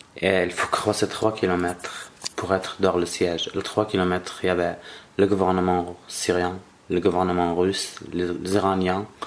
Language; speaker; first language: French; non-native, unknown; Arabic